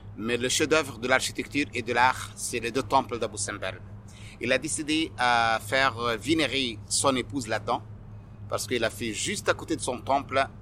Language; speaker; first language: French; non-native, fluent; Arabic